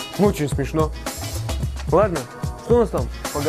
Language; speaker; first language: Russian; native; Russian